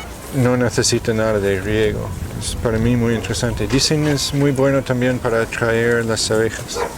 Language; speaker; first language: Spanish; non-native, fluent; English